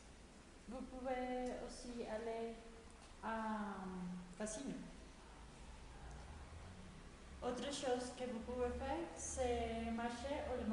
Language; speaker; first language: French; non-native, learner; Spanish